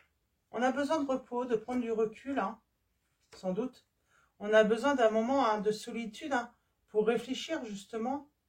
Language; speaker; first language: French; native; French